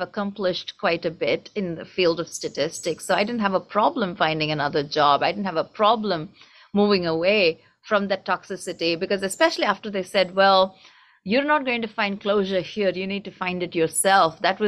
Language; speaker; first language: English; non-native, local second language; Tamil